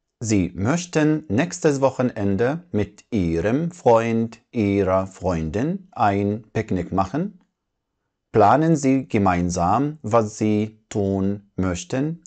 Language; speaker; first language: German; non-native, fluent; Arabic